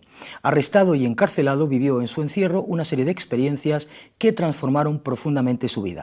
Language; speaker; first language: Spanish; native; Spanish